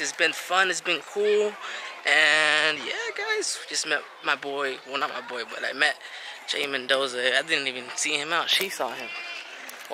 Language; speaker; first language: English; early bilingual, other home language; Spanish